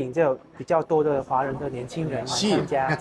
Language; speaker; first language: Chinese; early bilingual, heritage; Chinese